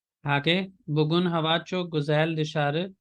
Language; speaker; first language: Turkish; non-native, fluent; Urdu